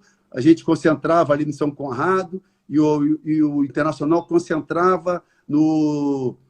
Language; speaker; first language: Portuguese; native; Portuguese